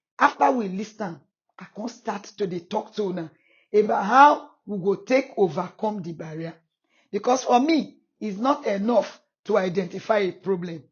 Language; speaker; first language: Nigerian Pidgin; non-native, local second language; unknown